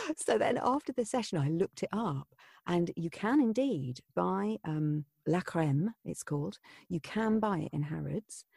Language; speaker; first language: English; native; English